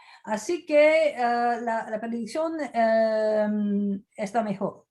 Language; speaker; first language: Spanish; non-native, fluent; French